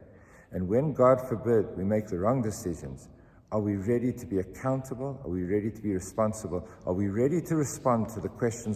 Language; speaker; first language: English; native; English